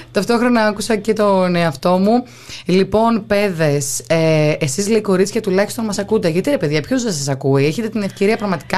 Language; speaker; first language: Greek; native; Greek